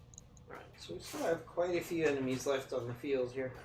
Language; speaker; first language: English; native; English